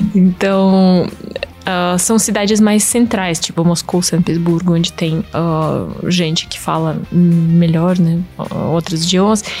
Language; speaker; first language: Portuguese; non-native, fluent; Russian